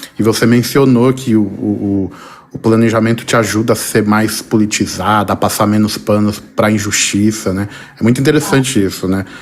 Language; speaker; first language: Portuguese; native; Portuguese